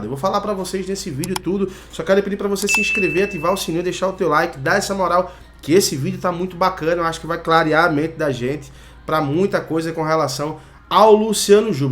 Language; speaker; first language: Portuguese; native; Portuguese